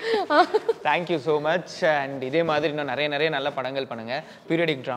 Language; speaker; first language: Tamil; native; Tamil